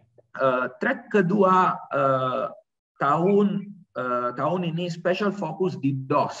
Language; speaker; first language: Indonesian; non-native, learner; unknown